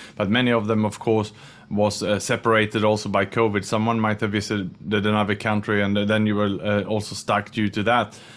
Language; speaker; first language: English; non-native, fluent; Swedish